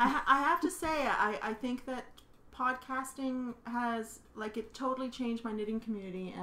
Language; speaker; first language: English; native; English